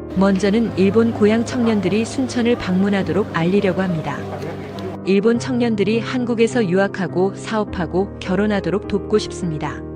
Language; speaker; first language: Korean; non-native, fluent; Japanese